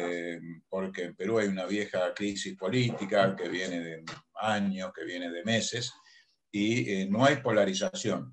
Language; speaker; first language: Spanish; native; Spanish